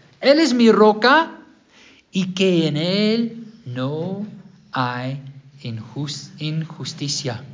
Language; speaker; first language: Spanish; non-native, fluent; English